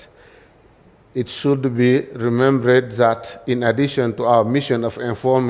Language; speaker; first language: English; non-native, learner; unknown